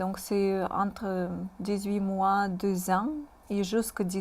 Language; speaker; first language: French; non-native, fluent; Russian